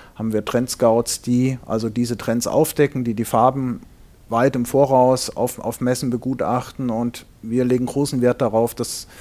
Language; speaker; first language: German; native; German